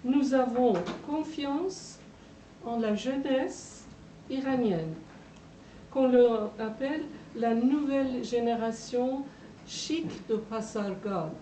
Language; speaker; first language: French; non-native, fluent; Persian